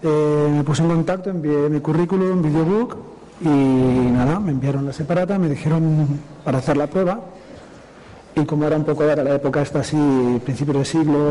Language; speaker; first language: Spanish; non-native, local second language; Catalan